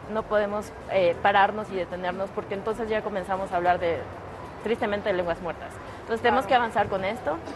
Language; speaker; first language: Spanish; non-native, local second language; Yucateco